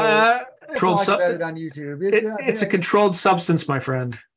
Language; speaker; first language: English; native; English